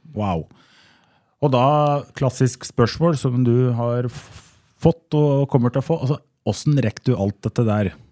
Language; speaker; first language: Norwegian; early bilingual, other home language; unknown